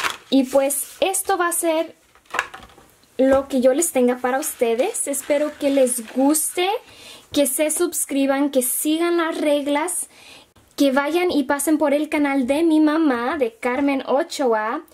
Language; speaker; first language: Spanish; early bilingual, heritage; Spanish